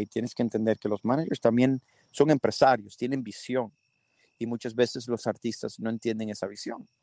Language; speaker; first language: Spanish; early bilingual, heritage; Spanish